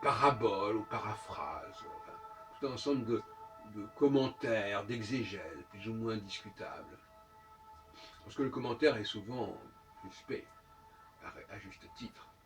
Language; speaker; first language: French; native; French